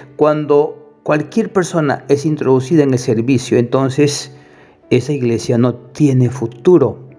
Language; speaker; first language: Spanish; native; Spanish